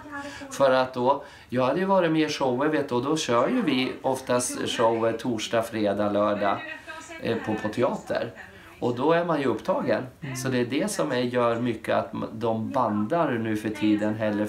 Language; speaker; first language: Swedish; native; Swedish